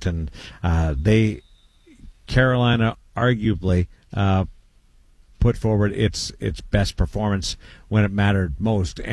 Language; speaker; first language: English; native; English